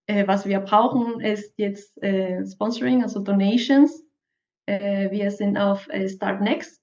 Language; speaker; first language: German; non-native, fluent; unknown